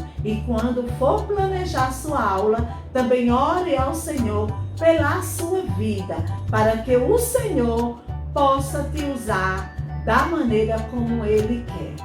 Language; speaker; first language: Portuguese; native; Portuguese